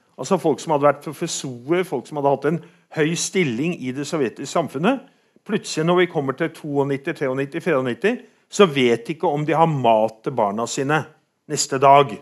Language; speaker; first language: Norwegian; native; Norwegian